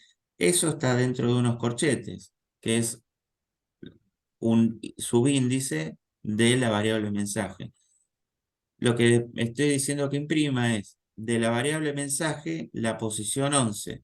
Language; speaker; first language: Spanish; native; Spanish